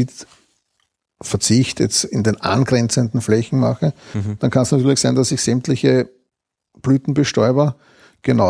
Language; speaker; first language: German; native; German